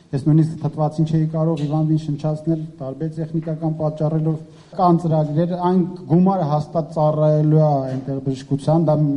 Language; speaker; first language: Armenian; native; Armenian